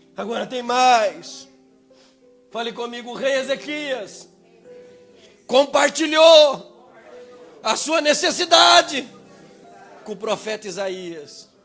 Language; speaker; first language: Portuguese; native; Portuguese